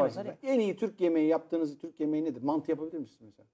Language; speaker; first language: Turkish; native; Turkish